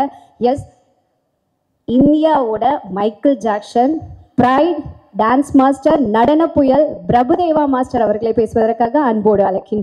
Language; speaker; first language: Tamil; native; Tamil